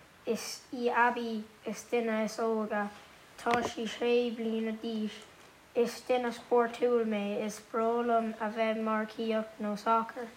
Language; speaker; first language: Irish; non-native, local second language; English